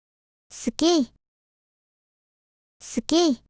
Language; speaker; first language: Japanese; native; Japanese